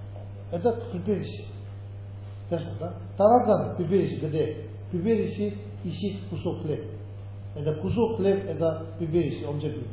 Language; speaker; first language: Russian; non-native, learner; Tibetan